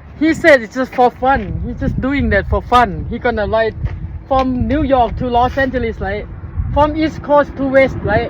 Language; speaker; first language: English; non-native, learner; Thai